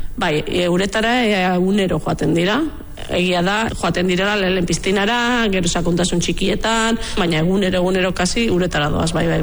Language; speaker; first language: Basque; native; Basque